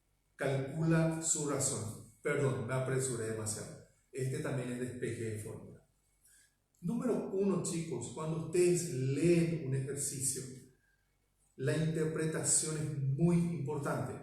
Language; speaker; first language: Spanish; native; Spanish